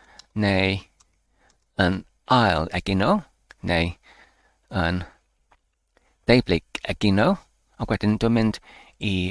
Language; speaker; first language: Welsh; non-native, learner; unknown